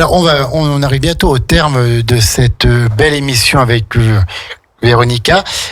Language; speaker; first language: French; native; French